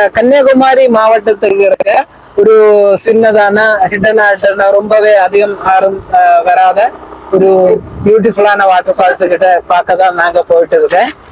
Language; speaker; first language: Tamil; non-native, local second language; Malayalam